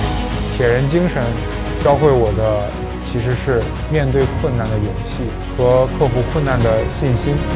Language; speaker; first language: Chinese; native; Chinese